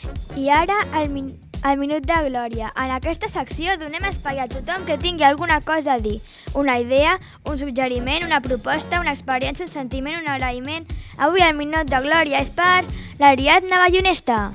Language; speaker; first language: Catalan; native; Catalan